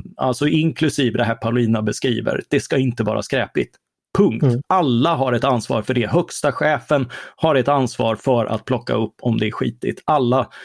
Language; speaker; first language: Swedish; native; Swedish